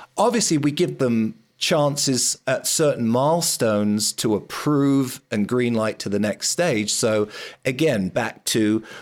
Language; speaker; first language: English; native; English